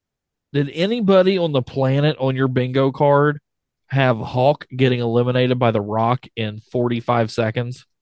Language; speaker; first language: English; native; English